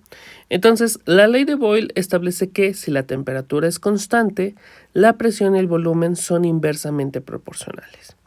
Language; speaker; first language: Spanish; native; Spanish